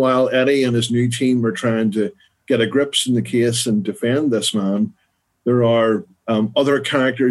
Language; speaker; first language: English; native; English